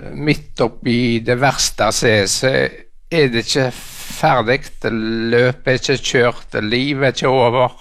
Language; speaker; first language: Norwegian; native; Norwegian